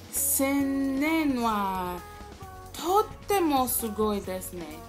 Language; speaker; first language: Japanese; non-native, learner; English